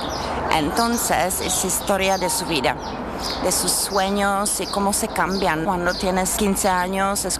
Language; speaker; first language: Spanish; non-native, fluent; Czech